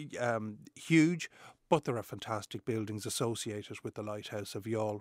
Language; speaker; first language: English; native; English